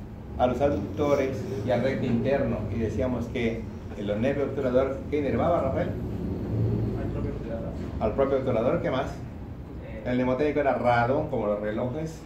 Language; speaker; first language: Spanish; native; Spanish